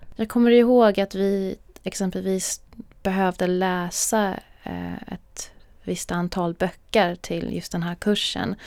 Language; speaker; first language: Swedish; non-native, fluent; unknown